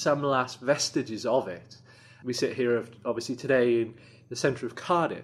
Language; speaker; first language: English; native; English